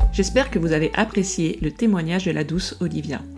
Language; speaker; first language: French; native; French